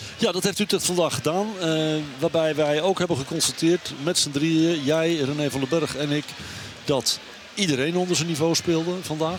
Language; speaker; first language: Dutch; native; Dutch